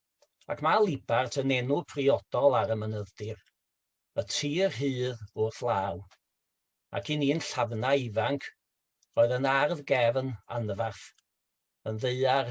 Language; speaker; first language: Welsh; native; Welsh